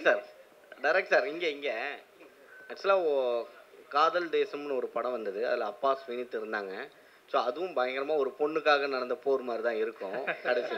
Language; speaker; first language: Tamil; native; Tamil